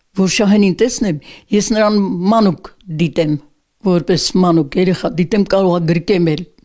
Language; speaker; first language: Armenian; native; Armenian